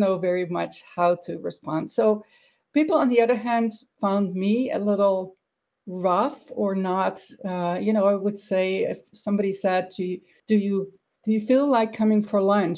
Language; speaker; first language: English; non-native, fluent; Dutch